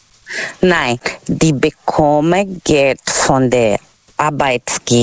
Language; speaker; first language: German; non-native, learner; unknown